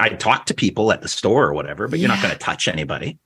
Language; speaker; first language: English; native; English